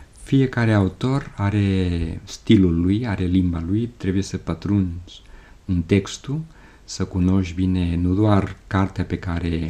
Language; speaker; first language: Romanian; non-native, fluent; Catalan